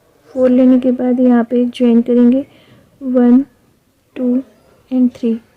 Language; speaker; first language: Hindi; native; Hindi